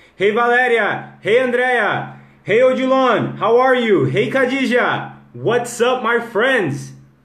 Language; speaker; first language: English; non-native, fluent; Portuguese